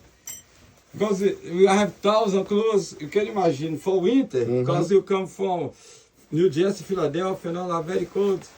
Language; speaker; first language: English; non-native, learner; Portuguese